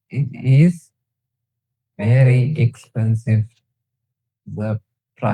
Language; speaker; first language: English; non-native, learner; Tigrinya